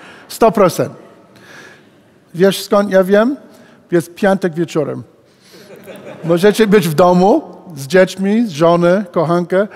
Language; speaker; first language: Polish; non-native, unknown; English